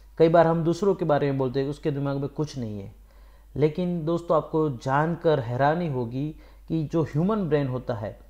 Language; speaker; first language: Hindi; non-native, local second language; Gujarati